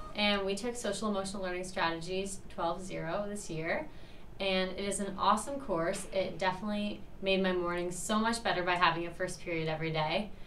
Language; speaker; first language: English; native; English